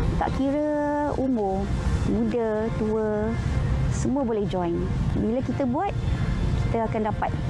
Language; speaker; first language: Malay; native; Malay